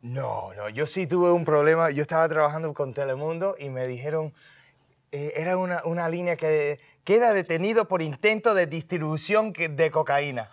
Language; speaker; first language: Spanish; early bilingual, heritage; Spanish